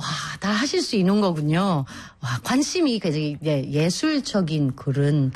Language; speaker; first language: Korean; native; Korean